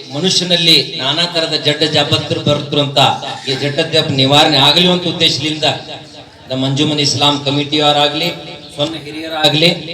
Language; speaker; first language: Kannada; native; Kannada